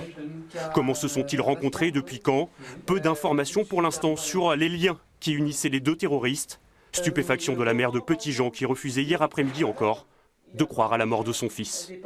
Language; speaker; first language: French; native; French